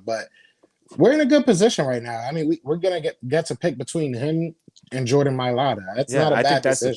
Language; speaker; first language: English; native; English